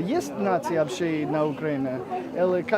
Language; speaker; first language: Russian; non-native, learner; English